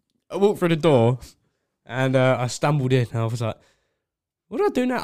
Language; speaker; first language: English; native; English